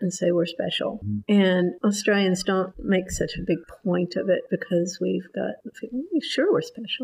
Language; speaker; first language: English; native; English